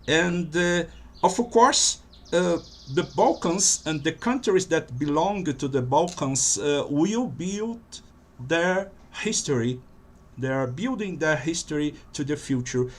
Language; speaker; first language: English; non-native, fluent; Portuguese